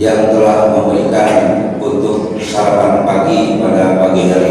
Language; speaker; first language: Indonesian; native; Indonesian